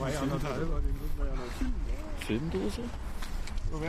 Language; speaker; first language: German; native; German